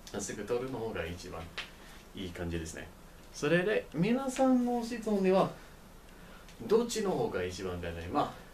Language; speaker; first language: Japanese; non-native, learner; English